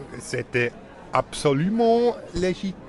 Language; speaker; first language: French; non-native, local second language; German